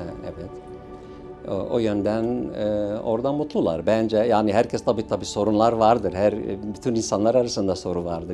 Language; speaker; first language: Turkish; non-native, local second language; Syriac